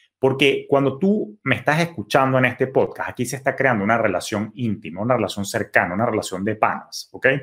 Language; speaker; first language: Spanish; native; Spanish